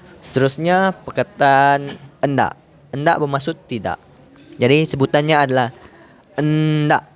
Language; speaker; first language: Malay; non-native, local second language; Iban